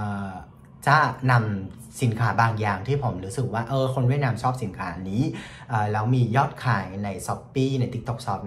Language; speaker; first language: Thai; non-native, fluent; Vietnamese